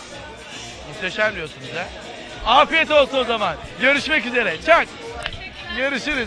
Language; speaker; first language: Turkish; native; Turkish